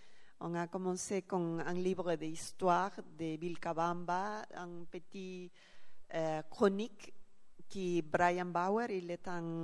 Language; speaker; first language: French; non-native, learner; Spanish